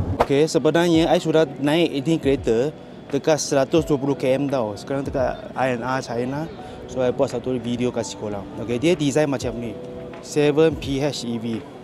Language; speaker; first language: Malay; non-native, local second language; Chinese